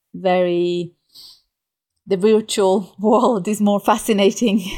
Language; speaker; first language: English; non-native, fluent; Persian